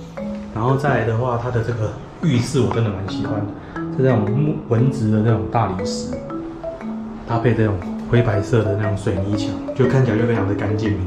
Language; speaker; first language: Chinese; native; Chinese